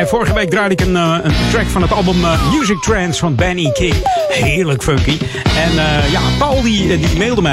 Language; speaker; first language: Dutch; native; Dutch